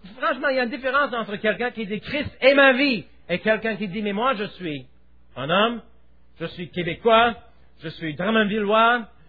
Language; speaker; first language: French; native; French